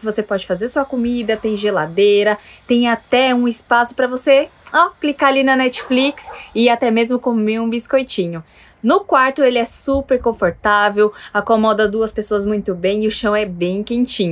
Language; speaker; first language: Portuguese; native; Portuguese